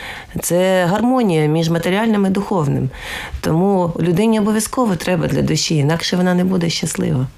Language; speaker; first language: Ukrainian; native; Ukrainian